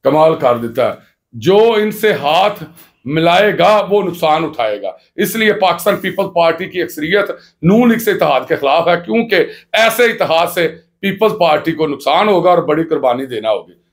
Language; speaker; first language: Urdu; non-native, local second language; Punjabi